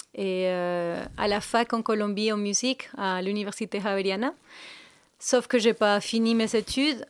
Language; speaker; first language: French; non-native, fluent; Spanish